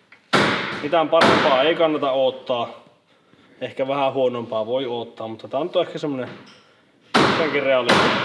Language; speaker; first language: Finnish; native; Finnish